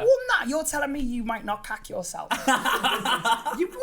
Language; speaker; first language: English; native; English